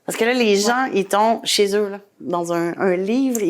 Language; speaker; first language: French; native; French